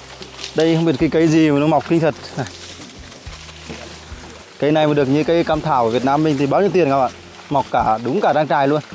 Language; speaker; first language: Vietnamese; native; Vietnamese